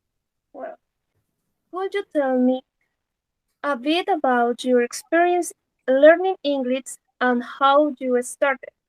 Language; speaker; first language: English; non-native, learner; Spanish